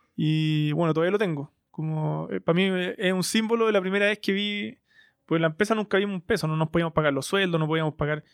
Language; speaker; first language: Spanish; native; Spanish